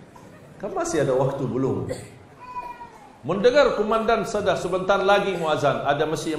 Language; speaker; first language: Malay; non-native, fluent; Arabic